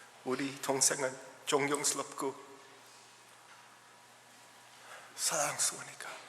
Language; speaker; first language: Korean; early bilingual, heritage; English